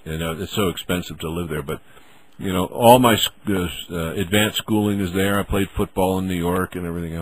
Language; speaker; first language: English; native; English